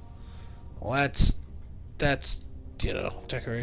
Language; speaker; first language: English; native; English